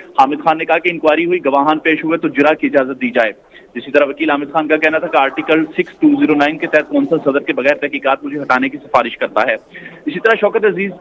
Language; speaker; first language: Urdu; native; Urdu